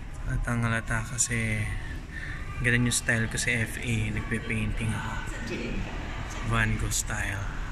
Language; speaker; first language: Filipino; native; Filipino